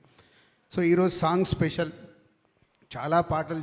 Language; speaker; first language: Telugu; native; Telugu